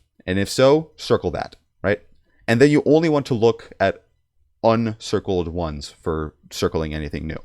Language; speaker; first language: English; native; English